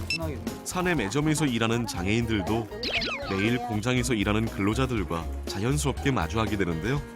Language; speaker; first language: Korean; native; Korean